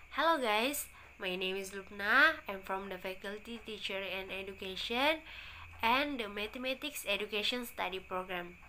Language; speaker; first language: English; non-native, learner; Indonesian